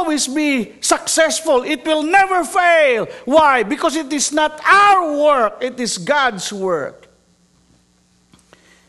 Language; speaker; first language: English; non-native, local second language; Cebuano